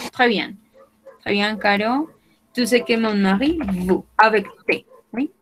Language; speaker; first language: French; non-native, fluent; Spanish